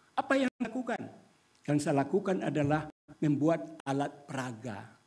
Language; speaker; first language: Indonesian; non-native, local second language; Minangkabau